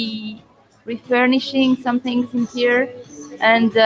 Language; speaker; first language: English; non-native, fluent; Greek